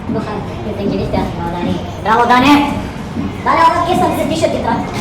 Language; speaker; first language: German; non-native, learner; Bulgarian